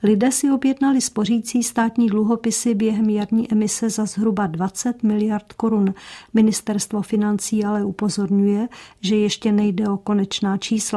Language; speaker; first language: Czech; native; Czech